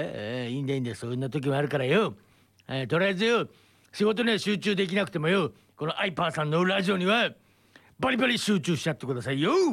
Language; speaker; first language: Japanese; native; Japanese